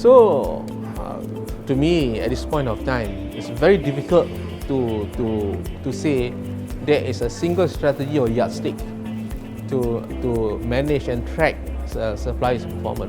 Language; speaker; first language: English; non-native, local second language; Malay